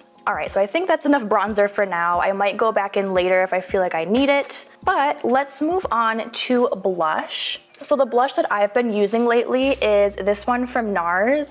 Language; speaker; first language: English; native; English